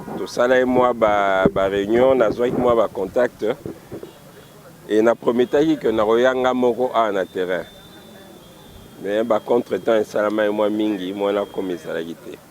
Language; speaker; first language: Lingala; native; Lingala